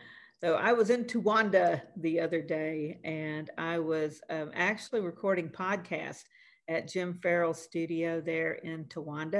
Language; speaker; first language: English; native; English